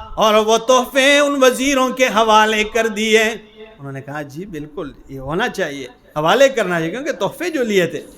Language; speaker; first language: Urdu; non-native, local second language; Pashto